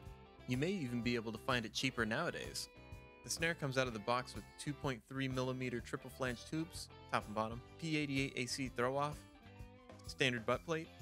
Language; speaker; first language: English; native; English